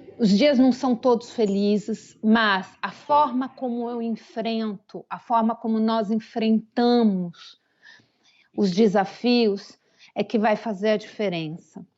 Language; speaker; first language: Portuguese; native; Portuguese